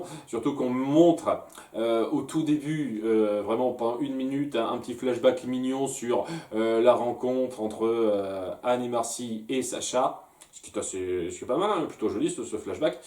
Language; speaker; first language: French; native; French